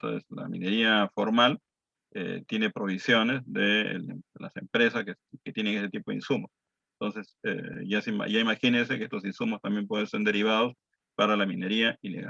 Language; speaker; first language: Spanish; native; Spanish